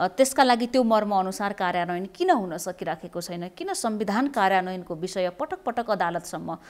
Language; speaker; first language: Nepali; native; Nepali